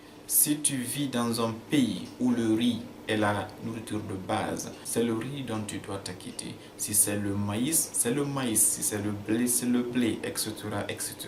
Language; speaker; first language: French; non-native, local second language; Fula